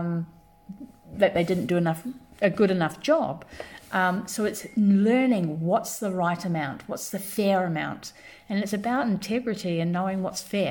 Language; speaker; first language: English; native; English